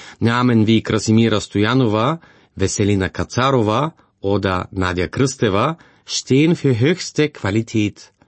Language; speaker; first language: German; non-native, fluent; Bulgarian